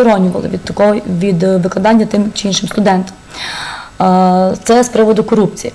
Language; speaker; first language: Ukrainian; native; Ukrainian